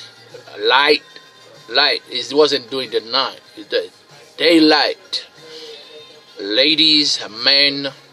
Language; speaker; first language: English; non-native, fluent; Haitian Creole